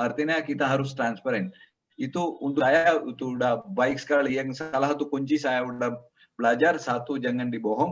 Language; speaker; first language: Indonesian; non-native, learner; Tamil